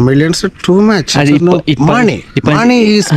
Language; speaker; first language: English; non-native, learner; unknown